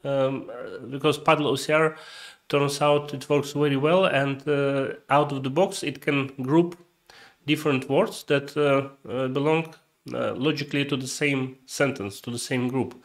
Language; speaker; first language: English; non-native, fluent; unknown